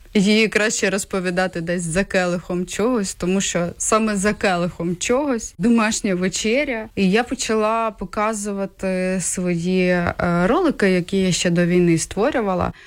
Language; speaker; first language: Ukrainian; native; Ukrainian